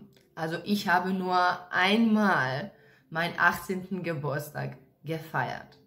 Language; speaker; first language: German; non-native, fluent; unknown